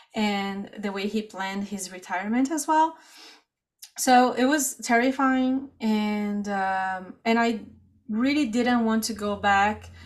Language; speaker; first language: English; non-native, fluent; Portuguese